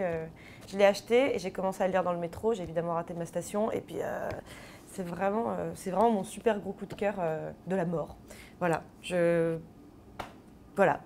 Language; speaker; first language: French; native; French